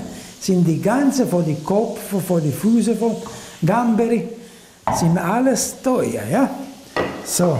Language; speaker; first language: German; non-native, learner; Italian